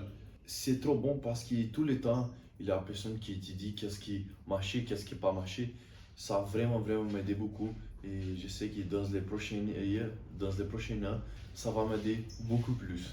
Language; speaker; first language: French; non-native, learner; Portuguese